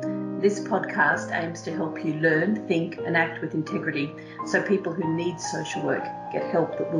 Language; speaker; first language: English; native; English